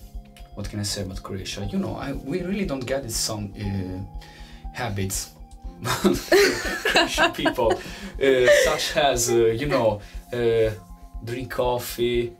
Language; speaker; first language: English; non-native, fluent; Italian